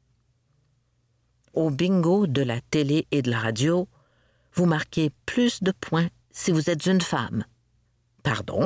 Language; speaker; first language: French; native; French